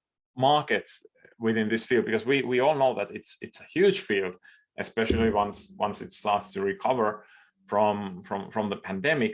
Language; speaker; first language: English; non-native, fluent; Finnish